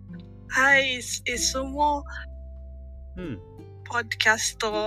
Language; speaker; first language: Japanese; non-native, learner; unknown